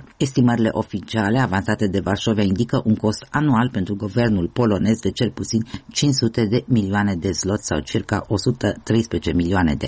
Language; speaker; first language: Romanian; native; Romanian